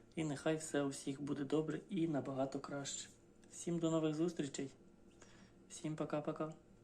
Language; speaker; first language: Ukrainian; non-native, local second language; Russian